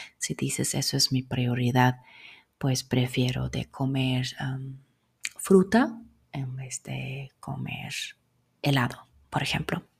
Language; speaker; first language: Spanish; non-native, fluent; German